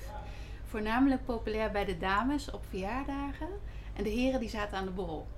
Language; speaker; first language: Dutch; native; Dutch